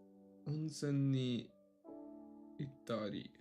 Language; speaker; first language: Japanese; non-native, learner; Swedish